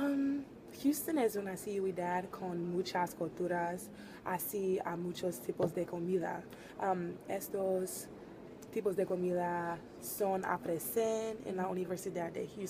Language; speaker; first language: Spanish; non-native, learner; English